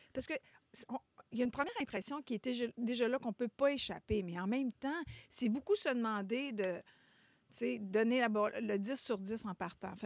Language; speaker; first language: French; native; French